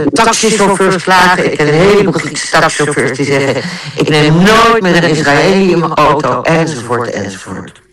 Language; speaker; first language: Dutch; native; Dutch